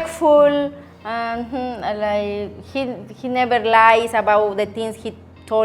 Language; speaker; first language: English; non-native, learner; Spanish